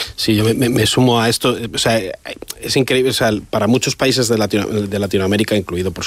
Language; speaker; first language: Spanish; native; Spanish